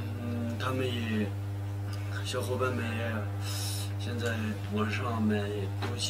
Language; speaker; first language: Chinese; non-native, local second language; Tibetan